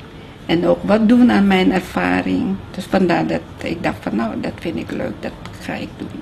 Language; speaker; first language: Dutch; non-native, learner; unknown